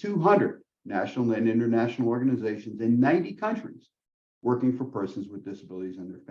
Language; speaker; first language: English; native; English